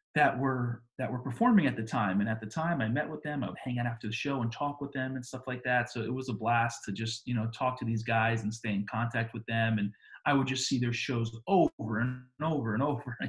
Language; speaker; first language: English; native; English